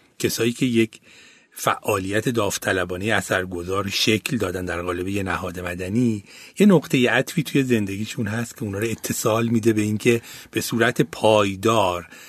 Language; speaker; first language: Persian; native; Persian